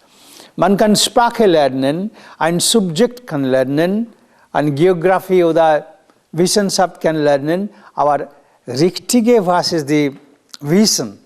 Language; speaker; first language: German; non-native, learner; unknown